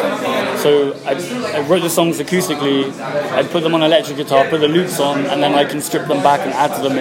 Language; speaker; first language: English; native; English